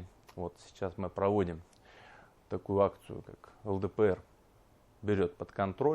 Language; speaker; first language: Russian; native; Russian